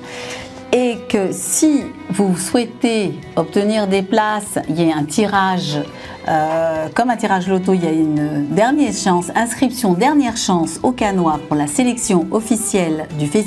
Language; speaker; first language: French; native; French